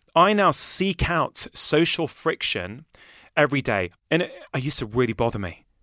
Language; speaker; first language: English; native; English